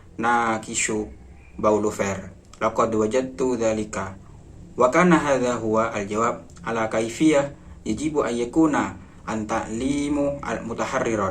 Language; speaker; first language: Arabic; non-native, learner; Indonesian